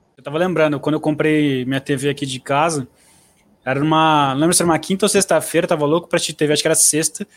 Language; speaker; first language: Portuguese; native; Portuguese